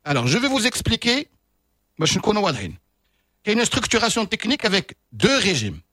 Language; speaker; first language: French; non-native, local second language; Arabic